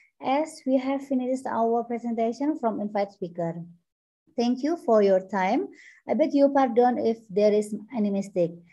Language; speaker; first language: English; non-native, learner; Indonesian